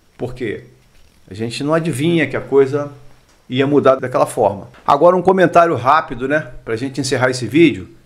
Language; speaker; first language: Portuguese; native; Portuguese